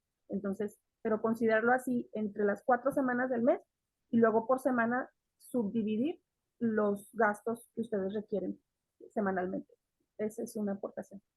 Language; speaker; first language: Spanish; native; Spanish